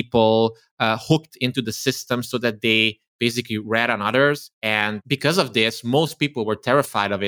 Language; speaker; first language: English; non-native, fluent; Romanian